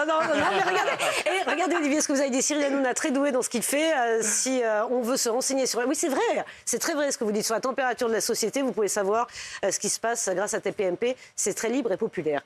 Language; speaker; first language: French; native; French